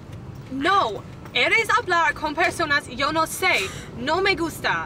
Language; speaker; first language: Spanish; non-native, learner; English